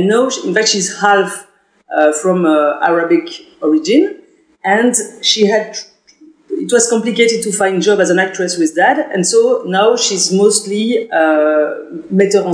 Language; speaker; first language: English; non-native, fluent; French